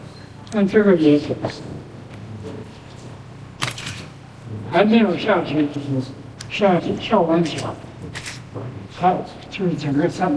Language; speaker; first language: Chinese; non-native, local second language; Min Nan Chinese